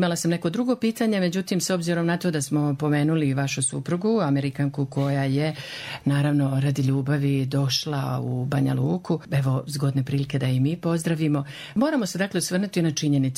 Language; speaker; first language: Serbian; native; Serbian